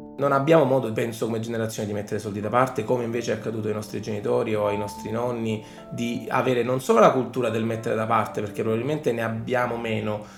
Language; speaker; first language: Italian; native; Italian